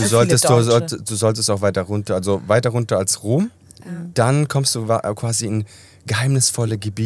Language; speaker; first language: German; early bilingual, other home language; Italian